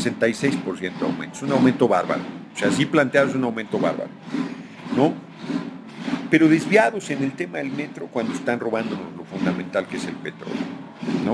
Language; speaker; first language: Spanish; native; Spanish